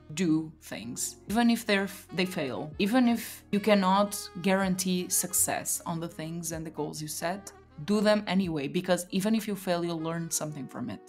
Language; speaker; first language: English; non-native, fluent; Portuguese